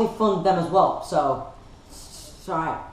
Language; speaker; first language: English; native; English